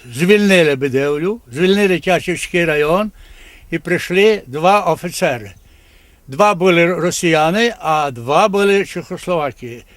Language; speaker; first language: Ukrainian; native; Ukrainian